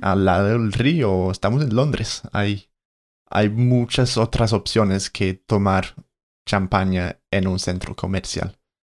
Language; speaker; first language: Spanish; non-native, fluent; English